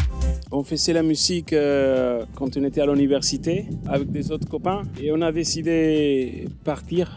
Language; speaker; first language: French; non-native, fluent; Spanish